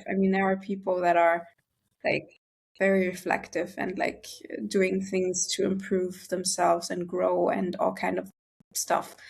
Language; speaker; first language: English; non-native, fluent; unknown